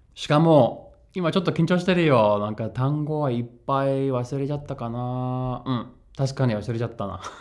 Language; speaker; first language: Japanese; non-native, learner; English